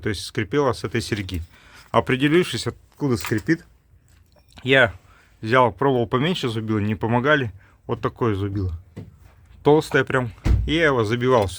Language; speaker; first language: Russian; native; Russian